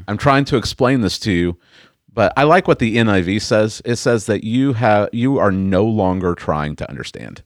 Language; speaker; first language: English; native; English